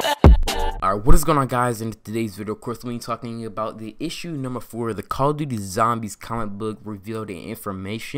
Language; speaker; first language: English; native; English